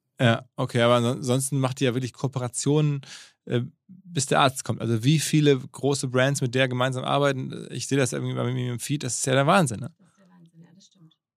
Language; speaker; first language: German; native; German